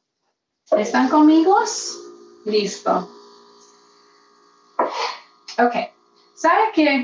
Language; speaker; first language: Spanish; early bilingual, heritage; Spanish